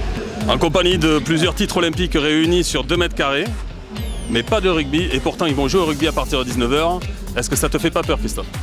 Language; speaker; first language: French; native; French